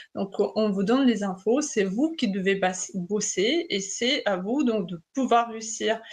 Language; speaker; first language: French; non-native, fluent; Russian